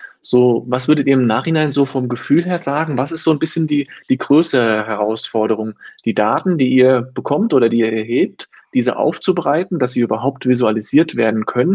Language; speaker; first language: German; native; German